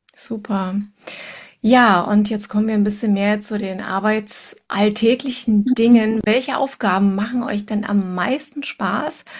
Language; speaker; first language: German; native; German